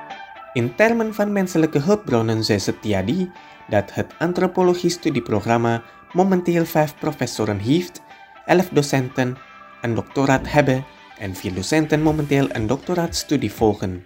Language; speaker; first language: Dutch; non-native, fluent; Indonesian